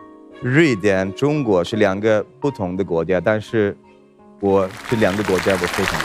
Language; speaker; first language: Chinese; non-native, fluent; Swedish